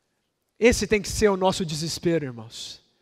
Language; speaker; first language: Portuguese; native; Portuguese